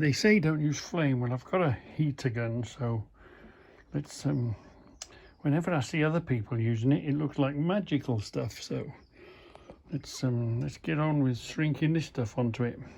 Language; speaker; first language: English; native; English